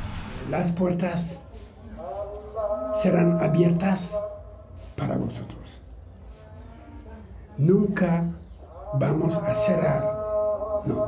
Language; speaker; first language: Spanish; non-native, learner; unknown